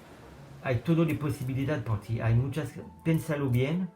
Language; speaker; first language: Spanish; non-native, learner; French